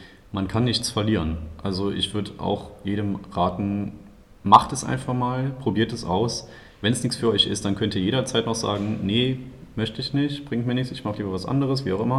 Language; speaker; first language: German; native; German